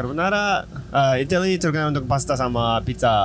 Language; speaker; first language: Indonesian; non-native, fluent; Japanese